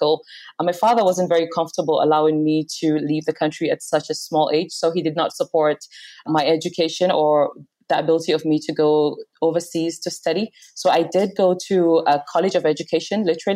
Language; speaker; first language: English; non-native, local second language; Hausa